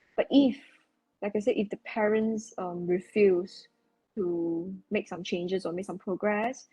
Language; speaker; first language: English; non-native, local second language; Chinese